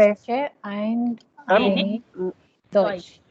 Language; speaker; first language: German; non-native, learner; Filipino